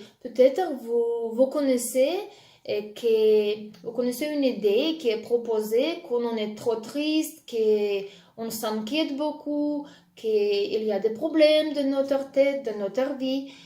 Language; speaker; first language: French; non-native, fluent; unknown